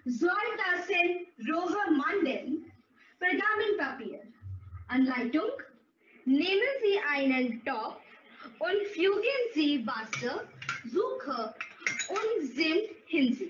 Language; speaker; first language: German; non-native, learner; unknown